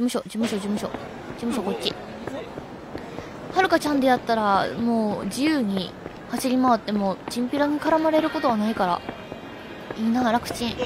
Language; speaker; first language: Japanese; native; Japanese